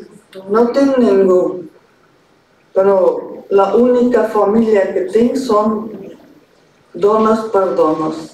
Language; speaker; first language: Catalan; non-native, learner; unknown